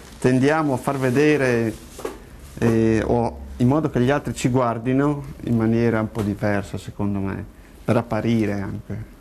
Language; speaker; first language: Italian; native; Italian